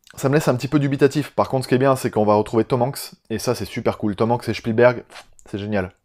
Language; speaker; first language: French; native; French